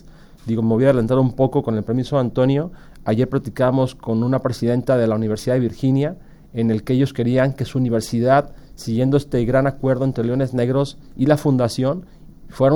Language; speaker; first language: Spanish; native; Spanish